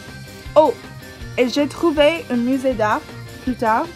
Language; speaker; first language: French; non-native, learner; English